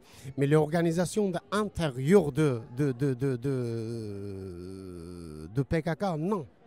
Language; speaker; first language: French; non-native, learner; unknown